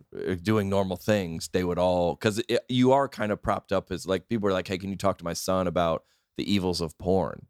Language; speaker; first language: English; native; English